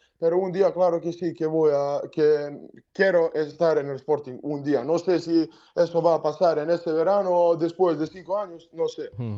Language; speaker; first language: Spanish; non-native, learner; Serbian